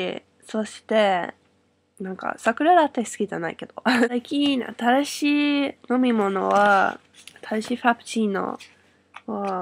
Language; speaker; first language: Japanese; non-native, learner; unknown